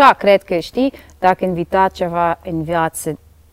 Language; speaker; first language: Romanian; non-native, learner; Dutch